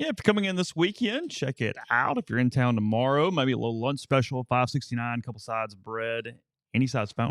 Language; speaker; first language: English; native; English